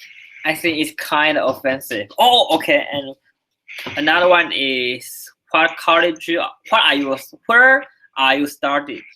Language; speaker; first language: English; non-native, learner; Chinese